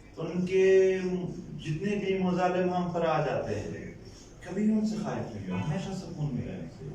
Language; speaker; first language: Urdu; non-native, local second language; Pashto